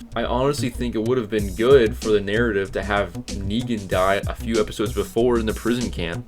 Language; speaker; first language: English; native; English